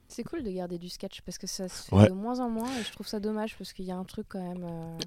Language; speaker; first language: French; native; French